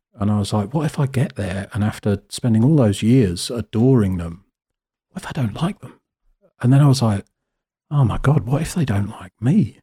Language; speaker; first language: English; native; English